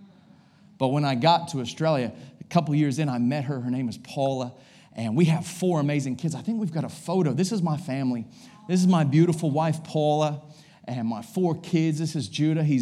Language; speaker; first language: English; native; English